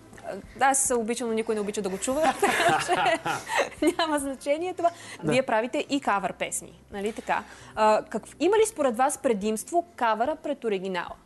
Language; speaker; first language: Bulgarian; native; Bulgarian